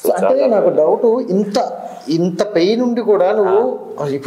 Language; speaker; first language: Telugu; native; Telugu